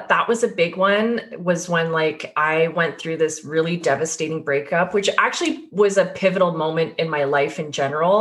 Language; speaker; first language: English; native; English